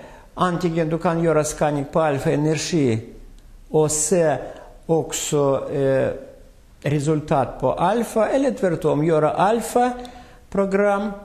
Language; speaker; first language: Swedish; non-native, fluent; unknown